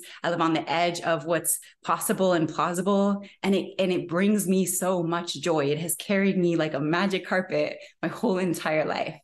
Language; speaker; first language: English; native; English